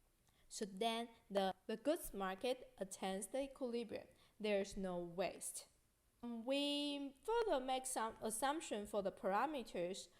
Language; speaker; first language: English; non-native, fluent; Chinese